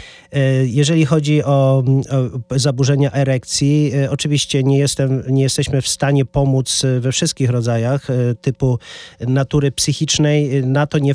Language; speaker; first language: Polish; native; Polish